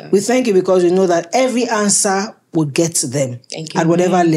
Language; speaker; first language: English; native; English